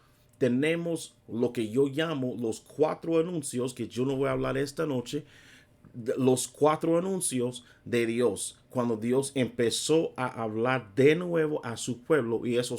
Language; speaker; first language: Spanish; non-native, fluent; English